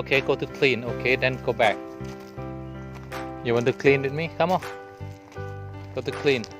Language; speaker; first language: English; non-native, learner; Thai